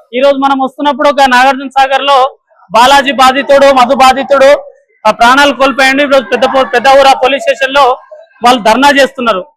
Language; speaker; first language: Telugu; non-native, local second language; Lambadi